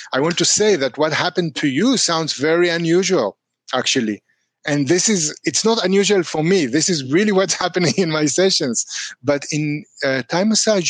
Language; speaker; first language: English; non-native, fluent; Hebrew